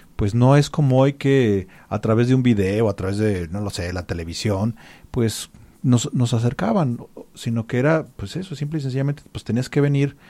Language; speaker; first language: Spanish; native; Spanish